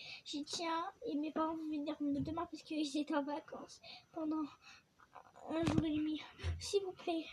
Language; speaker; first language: French; native; French